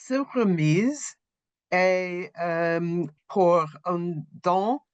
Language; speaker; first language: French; non-native, learner; English